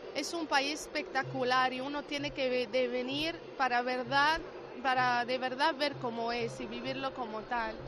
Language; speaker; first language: Spanish; non-native, fluent; Arabic